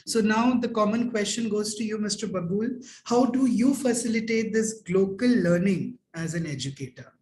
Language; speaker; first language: English; non-native, local second language; Hindi